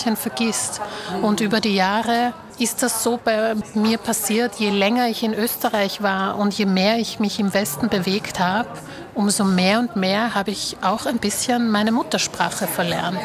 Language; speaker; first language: German; early bilingual, other home language; Slovak